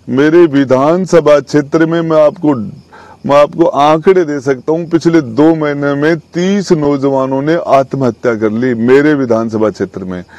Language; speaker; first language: Hindi; native; Hindi